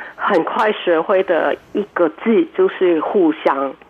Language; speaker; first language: Chinese; non-native, local second language; Cantonese